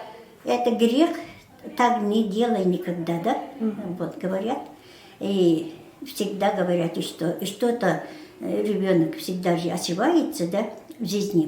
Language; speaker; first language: Russian; non-native, local second language; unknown